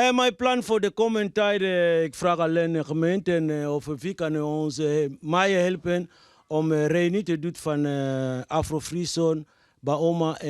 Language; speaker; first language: Dutch; non-native, fluent; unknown